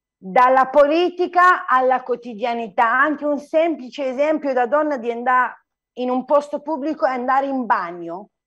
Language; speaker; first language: Italian; non-native, fluent; Turkish